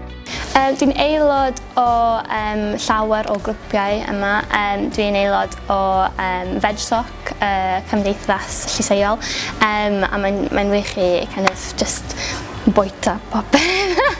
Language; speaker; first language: Welsh; non-native, local second language; English